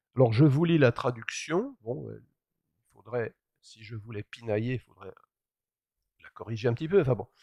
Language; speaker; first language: French; native; French